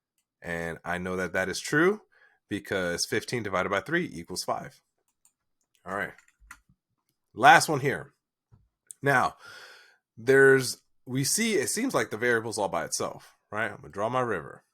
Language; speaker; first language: English; native; English